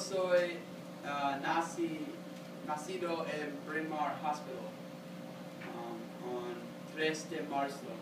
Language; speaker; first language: Spanish; non-native, learner; English